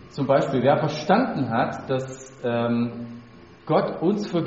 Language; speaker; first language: German; native; German